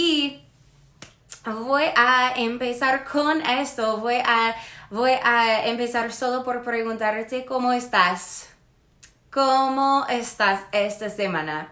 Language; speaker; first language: Spanish; non-native, fluent; English